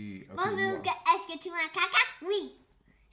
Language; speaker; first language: French; early bilingual, heritage; French